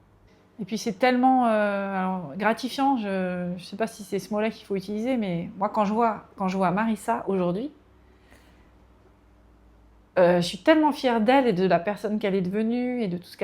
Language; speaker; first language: French; native; French